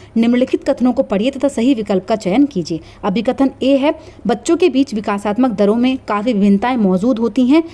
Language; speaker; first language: Hindi; native; Hindi